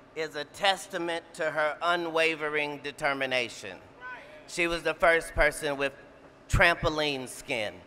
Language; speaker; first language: English; native; English